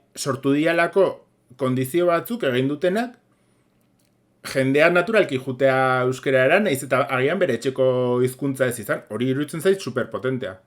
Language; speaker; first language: Basque; non-native, local second language; Spanish